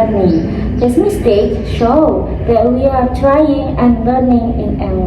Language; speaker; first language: English; non-native, learner; Indonesian